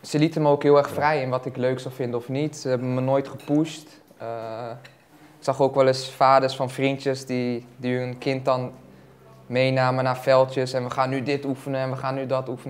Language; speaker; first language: Dutch; native; Dutch